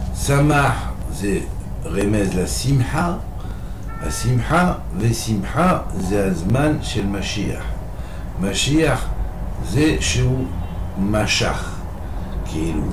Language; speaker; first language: Hebrew; non-native, fluent; French